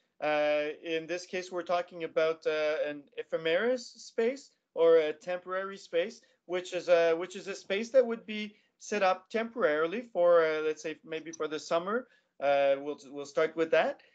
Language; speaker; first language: English; non-native, local second language; French